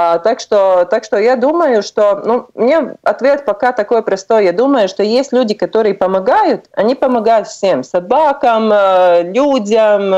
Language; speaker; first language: Russian; non-native, local second language; Latvian